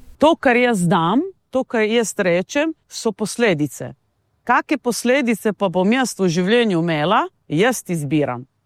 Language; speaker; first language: Slovenian; non-native, local second language; Romany